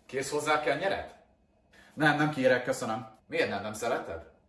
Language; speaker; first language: Hungarian; non-native, fluent; English